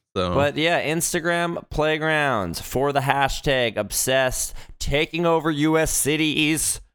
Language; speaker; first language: English; native; English